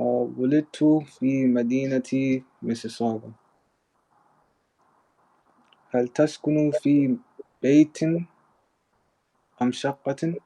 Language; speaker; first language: Arabic; non-native, learner; English